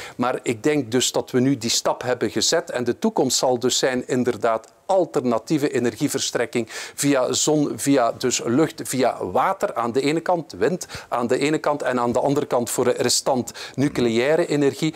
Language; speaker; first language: Dutch; native; Dutch